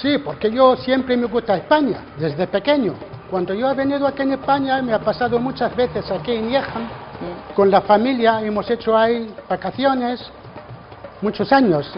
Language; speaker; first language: Spanish; non-native, learner; Arabic